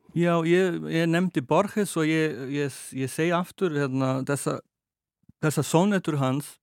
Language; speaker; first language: Icelandic; non-native, fluent; Portuguese